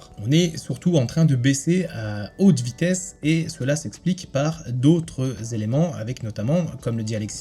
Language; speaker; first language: French; native; French